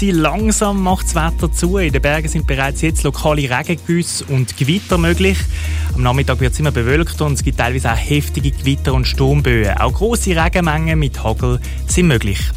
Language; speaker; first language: German; native; German